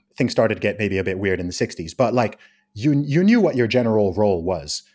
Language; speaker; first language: English; native; English